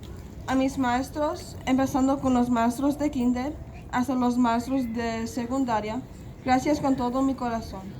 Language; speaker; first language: Spanish; non-native, local second language; English